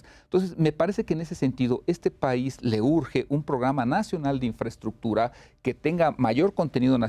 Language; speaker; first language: Spanish; native; Spanish